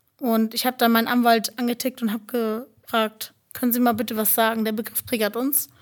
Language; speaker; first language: German; native; German